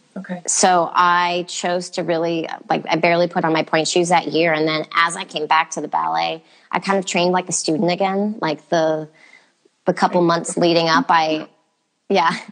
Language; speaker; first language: English; native; English